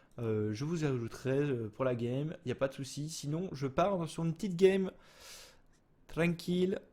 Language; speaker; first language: French; native; French